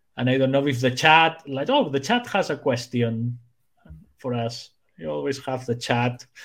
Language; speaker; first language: English; non-native, fluent; Spanish